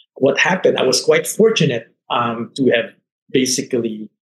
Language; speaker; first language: English; non-native, local second language; Filipino